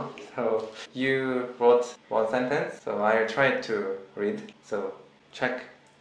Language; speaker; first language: English; non-native, learner; Korean